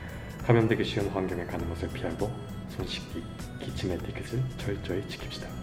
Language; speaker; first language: Korean; native; Korean